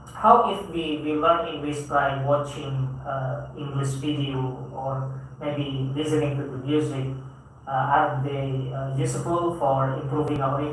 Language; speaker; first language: English; non-native, fluent; Indonesian